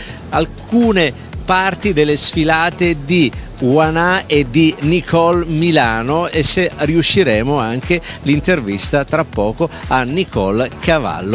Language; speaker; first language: Italian; native; Italian